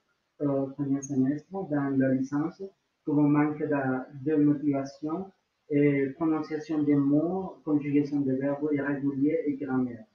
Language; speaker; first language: French; non-native, learner; Spanish